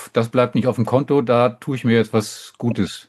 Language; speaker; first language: German; native; German